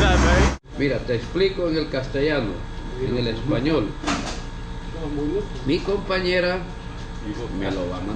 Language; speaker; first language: Spanish; native; Spanish